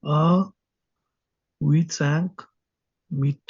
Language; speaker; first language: French; non-native, learner; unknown